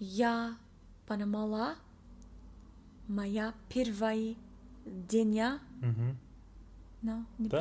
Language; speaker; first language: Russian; non-native, learner; English